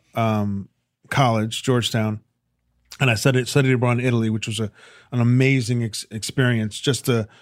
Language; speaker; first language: English; native; English